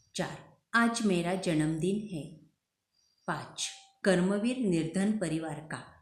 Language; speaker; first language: Hindi; non-native, local second language; Marathi